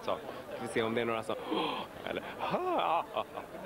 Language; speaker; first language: Swedish; native; Swedish